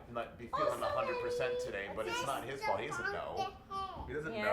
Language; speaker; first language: English; native; English